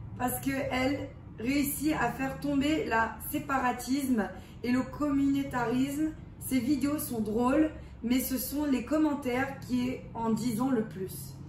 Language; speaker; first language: French; early bilingual, heritage; English